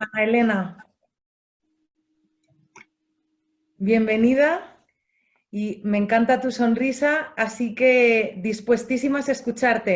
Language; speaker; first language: Spanish; native; Spanish